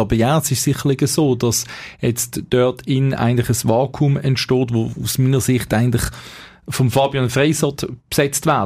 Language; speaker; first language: German; native; German